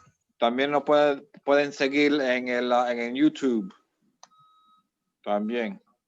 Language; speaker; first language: Spanish; early bilingual, heritage; Spanish